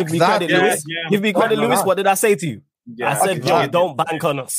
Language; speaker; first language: English; native; English